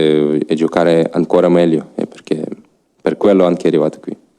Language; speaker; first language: Italian; non-native, learner; Ukrainian